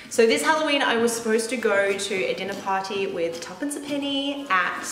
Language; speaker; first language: English; native; English